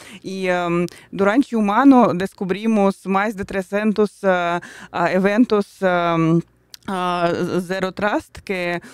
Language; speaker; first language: Portuguese; non-native, fluent; Russian